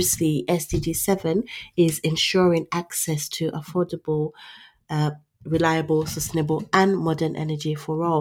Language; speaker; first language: English; non-native, local second language; Yoruba